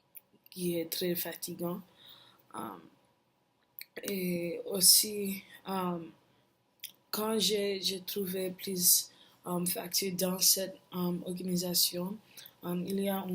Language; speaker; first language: French; non-native, learner; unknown